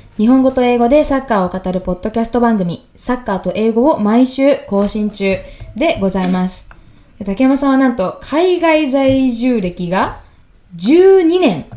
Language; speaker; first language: Japanese; native; Japanese